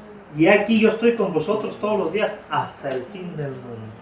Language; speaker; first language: Spanish; native; Spanish